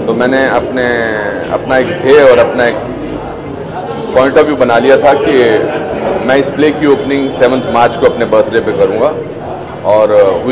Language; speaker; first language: Hindi; native; Hindi